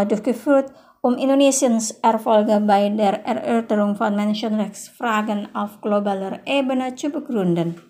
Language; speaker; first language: German; non-native, fluent; Indonesian